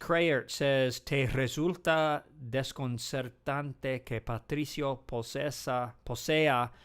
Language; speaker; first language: Spanish; non-native, learner; English